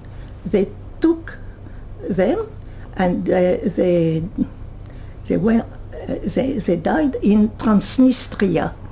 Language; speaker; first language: English; non-native, learner; French